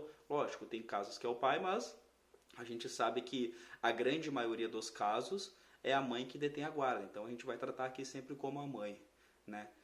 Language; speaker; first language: Portuguese; native; Portuguese